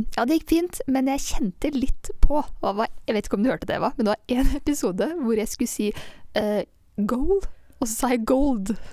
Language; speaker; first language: Norwegian; native; Norwegian